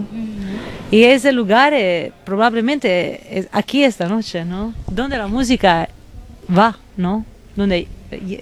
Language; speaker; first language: Spanish; non-native, fluent; Italian